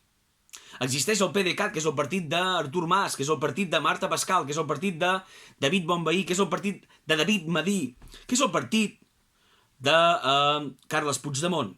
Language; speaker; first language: Catalan; native; Catalan